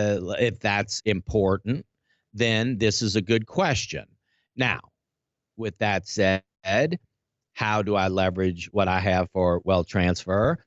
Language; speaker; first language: English; native; English